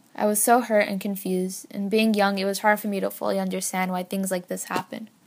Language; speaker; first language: English; native; English